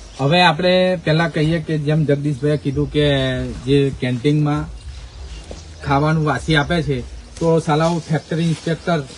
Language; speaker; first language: Gujarati; native; Gujarati